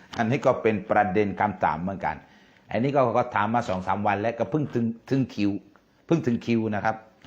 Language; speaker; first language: Thai; non-native, local second language; Malay